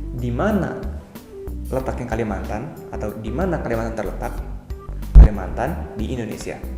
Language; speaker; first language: Indonesian; native; Indonesian